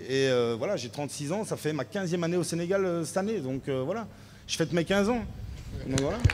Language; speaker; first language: French; native; French